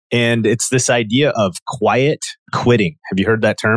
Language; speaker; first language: English; native; English